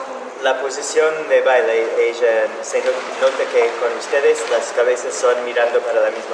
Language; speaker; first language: Spanish; non-native, fluent; English